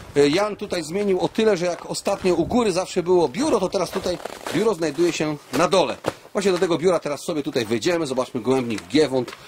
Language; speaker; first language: Polish; native; Polish